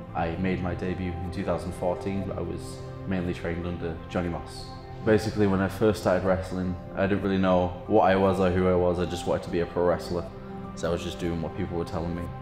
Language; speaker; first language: English; native; English